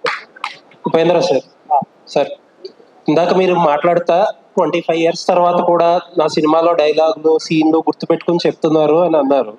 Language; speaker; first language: Telugu; native; Telugu